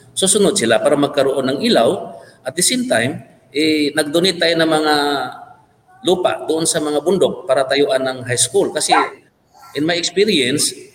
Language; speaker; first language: Filipino; non-native, local second language; Cebuano